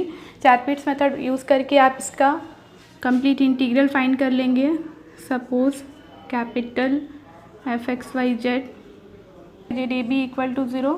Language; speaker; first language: Hindi; native; Hindi